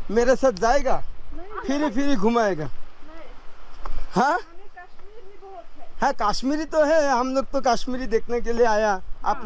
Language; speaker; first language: Hindi; non-native, learner; Bangla